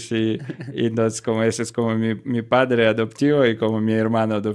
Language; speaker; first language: Spanish; non-native, learner; Russian